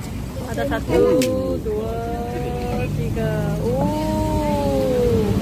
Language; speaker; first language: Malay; non-native, learner; Korean